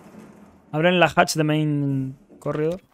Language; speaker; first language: Spanish; native; Spanish